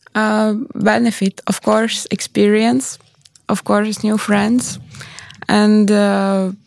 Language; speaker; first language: English; non-native, learner; Latvian